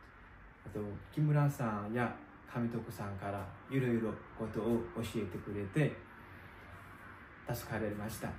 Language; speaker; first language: Japanese; non-native, learner; Nepali